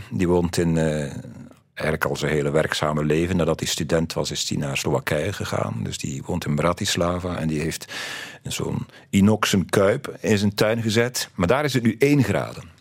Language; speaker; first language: Dutch; native; Dutch